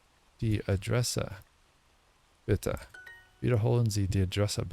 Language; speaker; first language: German; non-native, learner; English